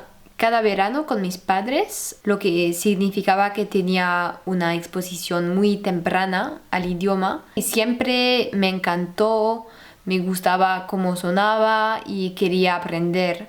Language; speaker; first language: Spanish; non-native, fluent; French